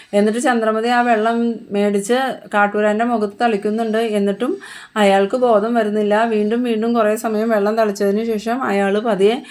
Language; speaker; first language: Malayalam; native; Malayalam